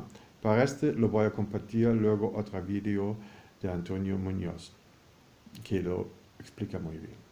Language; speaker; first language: Spanish; non-native, fluent; German